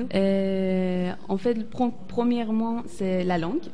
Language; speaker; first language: French; non-native, fluent; Persian